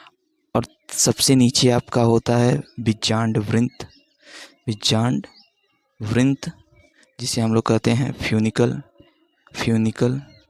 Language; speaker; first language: Hindi; native; Hindi